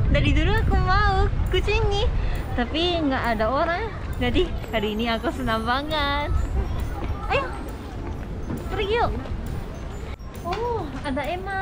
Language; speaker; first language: Indonesian; non-native, fluent; Japanese